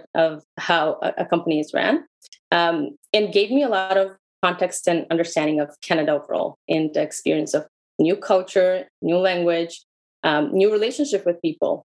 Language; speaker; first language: English; non-native, fluent; Hebrew